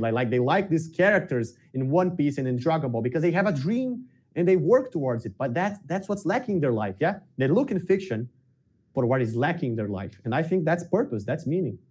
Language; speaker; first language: English; non-native, fluent; Portuguese